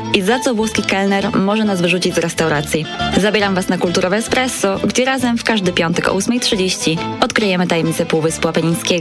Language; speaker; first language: Polish; native; Polish